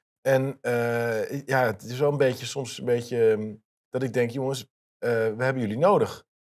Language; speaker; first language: Dutch; native; Dutch